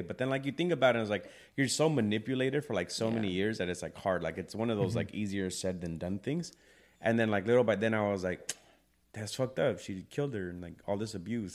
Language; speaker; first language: English; early bilingual, other home language; Spanish